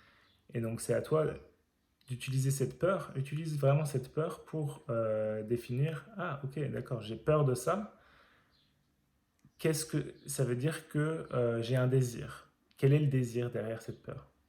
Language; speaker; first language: French; native; French